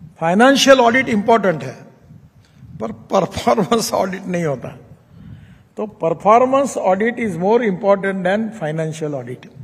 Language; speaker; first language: Hindi; non-native, local second language; Marathi